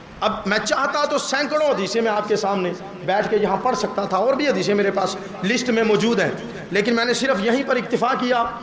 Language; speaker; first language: Urdu; non-native, local second language; Punjabi